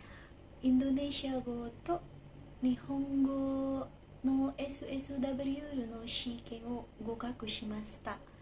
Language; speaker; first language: Japanese; non-native, learner; Indonesian